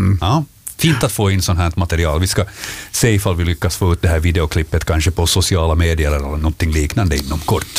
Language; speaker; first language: Swedish; native; Swedish